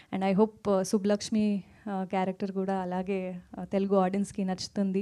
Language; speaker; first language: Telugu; non-native, fluent; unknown